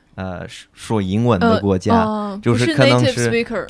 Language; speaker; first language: Chinese; non-native, fluent; English